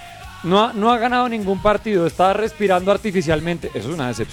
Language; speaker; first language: Spanish; native; Spanish